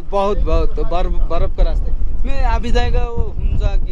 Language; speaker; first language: Hindi; non-native, learner; Bangla